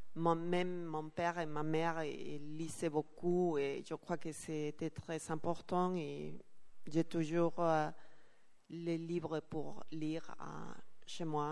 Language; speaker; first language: French; non-native, learner; Spanish